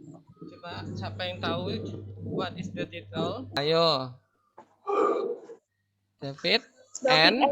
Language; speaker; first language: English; non-native, learner; Indonesian